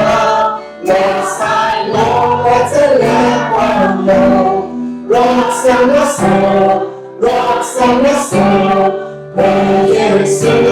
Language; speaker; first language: Thai; native; Thai